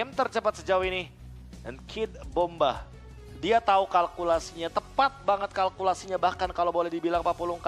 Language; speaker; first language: Indonesian; native; Indonesian